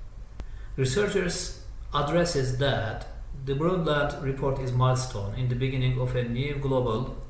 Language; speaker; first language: English; non-native, fluent; Turkish